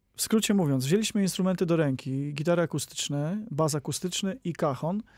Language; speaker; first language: Polish; native; Polish